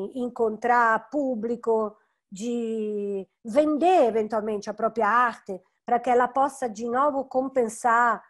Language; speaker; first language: Portuguese; non-native, fluent; Italian